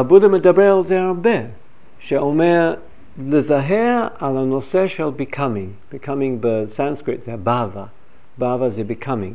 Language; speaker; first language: Hebrew; non-native, fluent; English